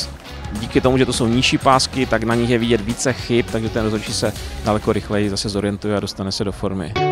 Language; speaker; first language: Czech; native; Czech